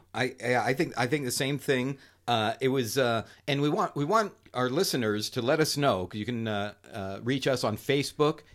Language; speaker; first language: English; native; English